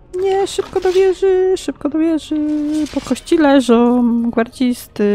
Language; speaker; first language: Polish; native; Polish